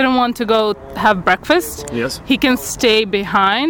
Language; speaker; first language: English; non-native, fluent; Croatian